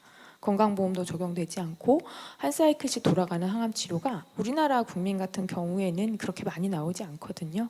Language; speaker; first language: Korean; native; Korean